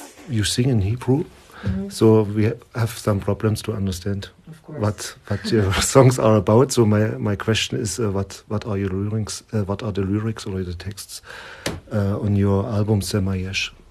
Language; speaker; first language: English; non-native, learner; German